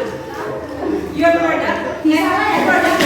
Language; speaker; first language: English; non-native, learner; Indonesian